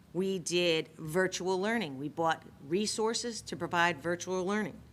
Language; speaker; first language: English; native; English